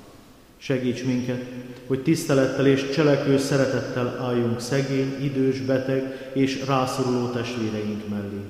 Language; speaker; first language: Hungarian; native; Hungarian